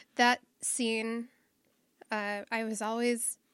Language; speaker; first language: English; native; English